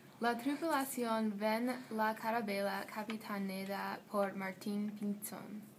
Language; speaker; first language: Spanish; non-native, learner; English